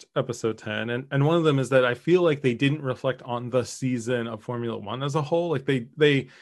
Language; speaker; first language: English; native; English